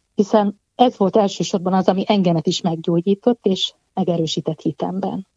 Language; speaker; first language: Hungarian; native; Hungarian